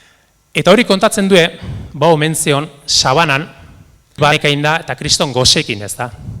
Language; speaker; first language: Basque; native; Basque